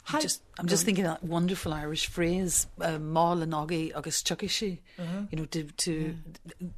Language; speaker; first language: English; native; English